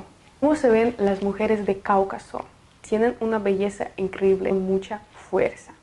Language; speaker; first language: Spanish; non-native, fluent; Russian